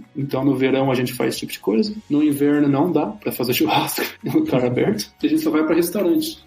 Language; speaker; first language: Portuguese; native; Portuguese